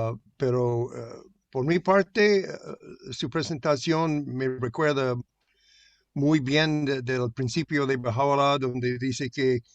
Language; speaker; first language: Spanish; non-native, fluent; English